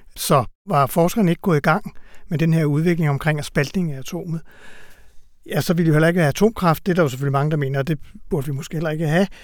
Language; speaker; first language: Danish; native; Danish